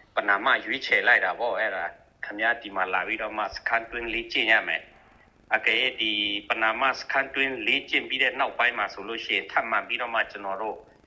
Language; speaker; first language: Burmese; non-native, local second language; Shan